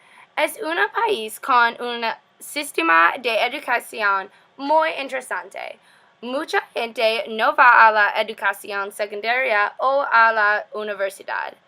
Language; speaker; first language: Spanish; non-native, learner; English